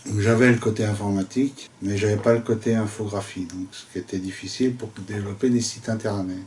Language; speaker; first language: French; native; French